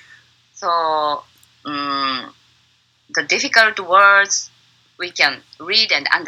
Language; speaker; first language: English; non-native, learner; Japanese